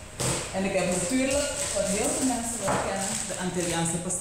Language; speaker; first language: Dutch; non-native, local second language; Papiamento